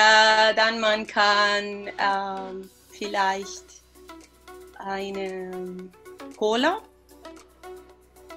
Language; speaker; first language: German; non-native, learner; Spanish